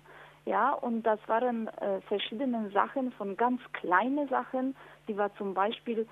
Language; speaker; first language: German; non-native, learner; Polish